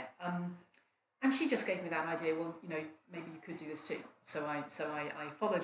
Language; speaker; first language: English; native; English